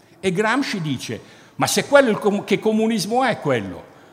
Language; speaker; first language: Italian; native; Italian